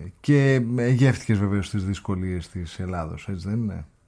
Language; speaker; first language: Greek; native; Greek